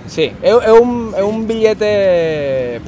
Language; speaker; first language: Portuguese; non-native, learner; Spanish